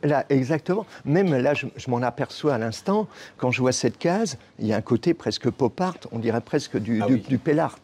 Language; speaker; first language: French; native; French